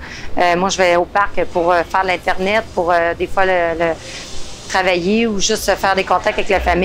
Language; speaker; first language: French; native; French